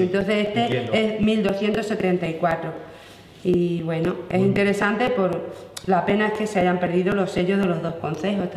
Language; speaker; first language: Spanish; native; Spanish